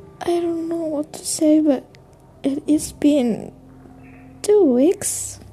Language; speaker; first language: English; non-native, learner; Indonesian